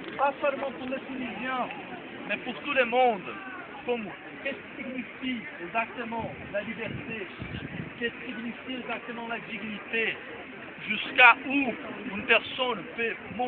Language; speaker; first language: French; non-native, fluent; Portuguese